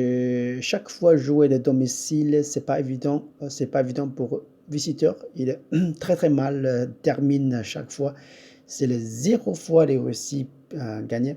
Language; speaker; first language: French; non-native, fluent; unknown